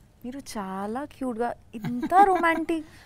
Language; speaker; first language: Telugu; non-native, learner; Bangla